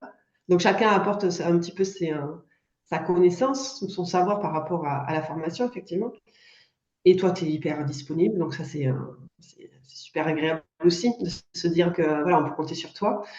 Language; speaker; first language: French; native; French